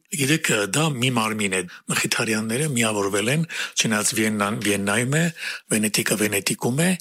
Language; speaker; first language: Armenian; native; Armenian